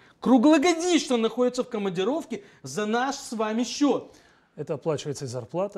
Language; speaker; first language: Russian; native; Russian